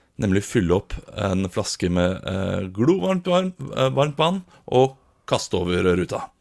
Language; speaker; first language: Norwegian; native; Norwegian